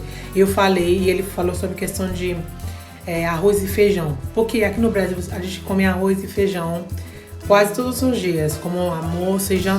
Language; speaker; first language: Portuguese; non-native, fluent; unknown